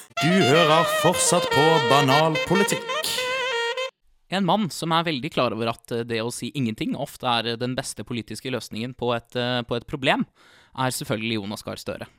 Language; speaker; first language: Norwegian; native; Norwegian